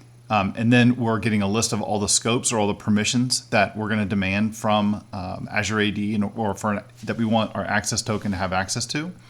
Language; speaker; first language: English; native; English